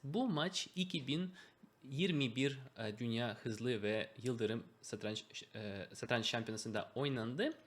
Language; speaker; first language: Turkish; non-native, fluent; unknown